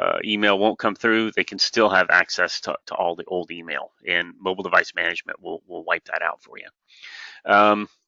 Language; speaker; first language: English; native; English